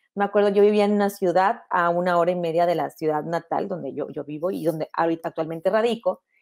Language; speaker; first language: Spanish; native; Spanish